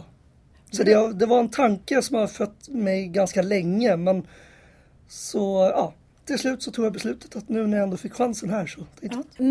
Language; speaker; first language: Swedish; native; Swedish